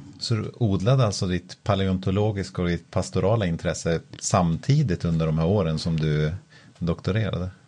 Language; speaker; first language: Swedish; native; Swedish